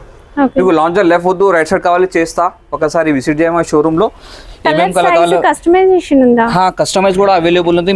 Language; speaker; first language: Telugu; non-native, local second language; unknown